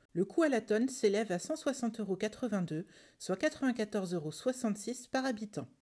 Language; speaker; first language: French; native; French